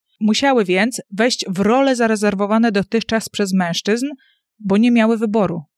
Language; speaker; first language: Polish; native; Polish